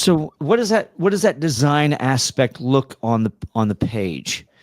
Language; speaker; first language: English; native; English